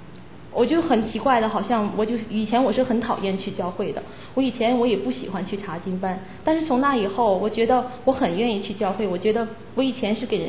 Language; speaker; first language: Chinese; native; Chinese